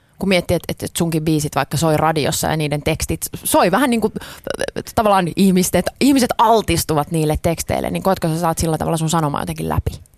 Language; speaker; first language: Finnish; native; Finnish